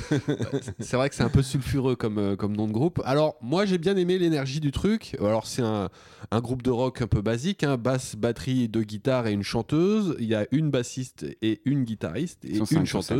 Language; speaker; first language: French; native; French